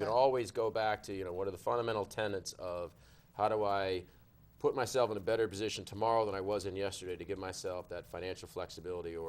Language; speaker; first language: English; native; English